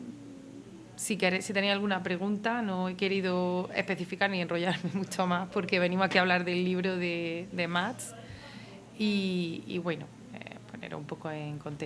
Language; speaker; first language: Spanish; native; Spanish